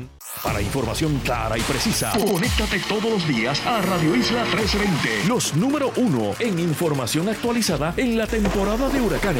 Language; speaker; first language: Spanish; native; Spanish